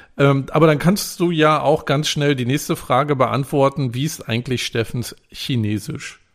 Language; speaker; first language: German; native; German